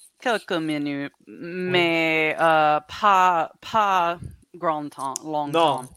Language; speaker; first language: French; non-native, learner; English